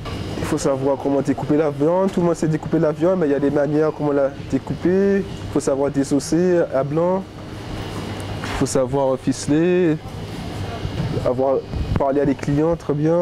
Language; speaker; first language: French; native; French